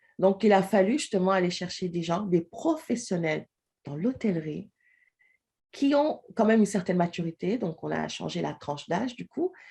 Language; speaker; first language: French; non-native, local second language; Wolof